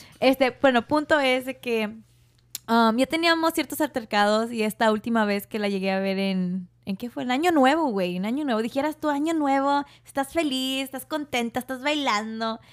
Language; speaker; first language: Spanish; early bilingual, heritage; Spanish